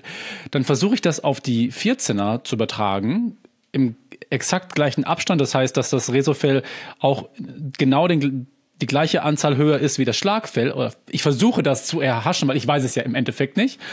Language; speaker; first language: German; native; German